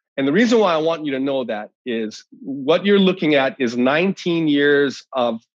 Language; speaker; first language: English; native; English